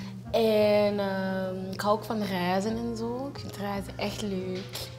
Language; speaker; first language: Dutch; native; Dutch